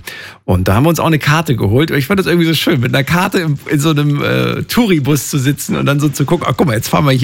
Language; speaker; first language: German; native; German